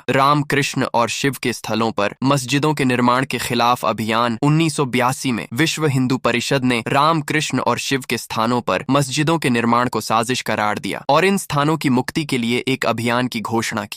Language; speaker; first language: Hindi; native; Hindi